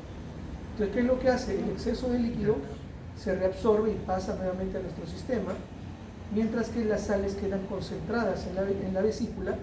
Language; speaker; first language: Spanish; native; Spanish